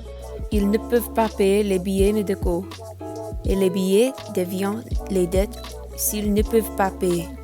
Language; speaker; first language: French; non-native, learner; English